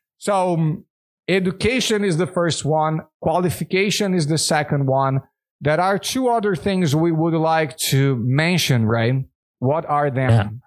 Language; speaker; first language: English; non-native, fluent; Portuguese